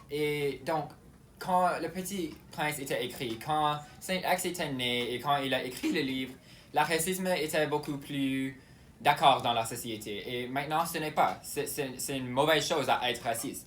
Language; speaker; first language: French; non-native, local second language; English